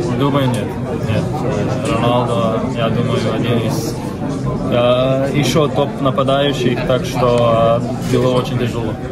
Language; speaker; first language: Russian; non-native, fluent; Slovenian